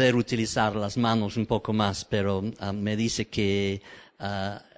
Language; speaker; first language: Spanish; non-native, fluent; English